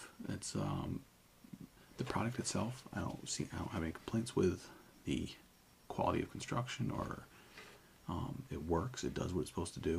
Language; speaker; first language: English; native; English